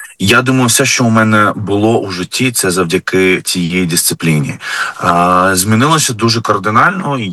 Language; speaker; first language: Ukrainian; non-native, fluent; Arabic